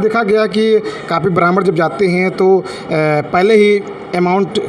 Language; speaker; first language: Hindi; native; Hindi